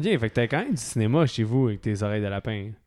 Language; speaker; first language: French; native; French